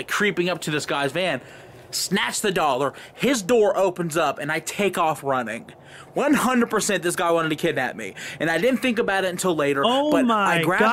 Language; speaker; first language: English; native; English